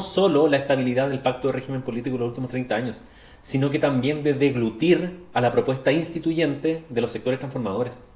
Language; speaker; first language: Spanish; native; Spanish